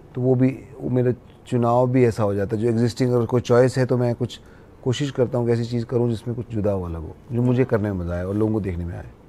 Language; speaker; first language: Hindi; native; Hindi